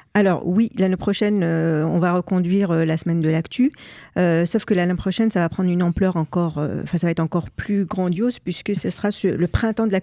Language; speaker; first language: French; native; French